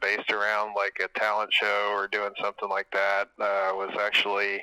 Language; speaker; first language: English; native; English